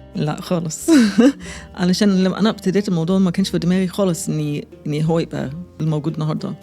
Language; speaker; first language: Egyptian Arabic; early bilingual, heritage; Arabic